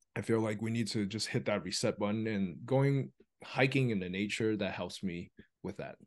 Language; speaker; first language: English; early bilingual, other home language; Chinese